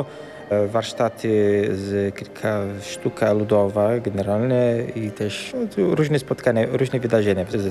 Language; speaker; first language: Polish; early bilingual, heritage; Portuguese